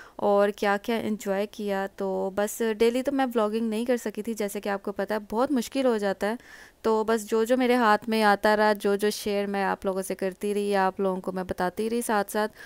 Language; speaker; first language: Urdu; native; Urdu